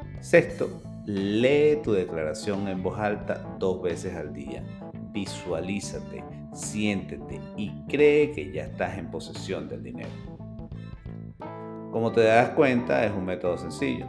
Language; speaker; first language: Spanish; native; Spanish